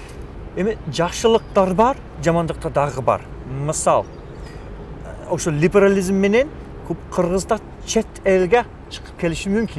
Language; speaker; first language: Kyrgyz; non-native, fluent; English